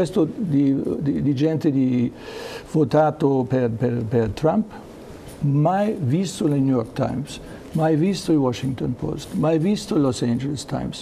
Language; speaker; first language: Italian; non-native, learner; German